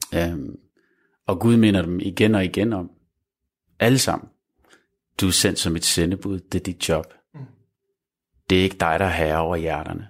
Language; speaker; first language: Danish; early bilingual, other home language; Arabic